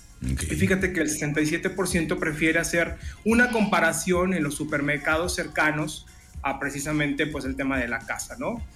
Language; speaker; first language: Spanish; native; Spanish